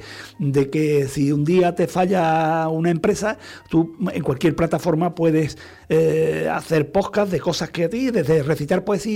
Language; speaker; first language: Spanish; native; Spanish